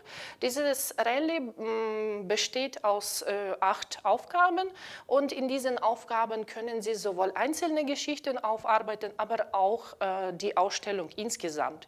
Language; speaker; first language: German; non-native, fluent; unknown